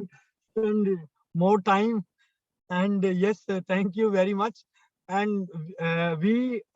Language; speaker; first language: English; non-native, local second language; Hindi